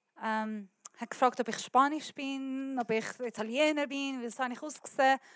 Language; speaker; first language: German; non-native, learner; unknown